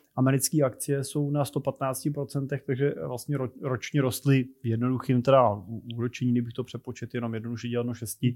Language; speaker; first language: Czech; native; Czech